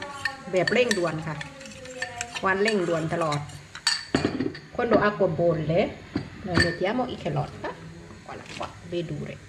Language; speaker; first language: Italian; non-native, learner; Thai